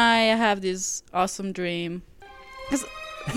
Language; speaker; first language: English; non-native, fluent; Italian